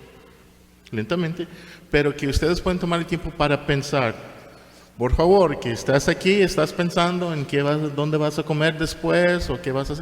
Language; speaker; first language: Spanish; non-native, fluent; English